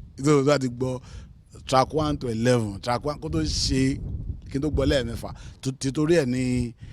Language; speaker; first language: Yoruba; non-native, local second language; Igbo